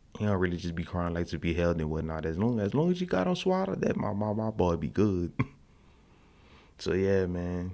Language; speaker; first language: English; native; English